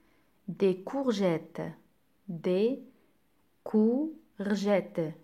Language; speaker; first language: French; non-native, local second language; Arabic